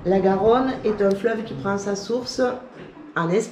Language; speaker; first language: French; native; French